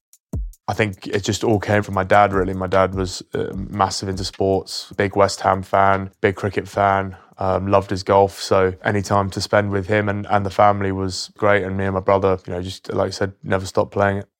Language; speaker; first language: English; native; English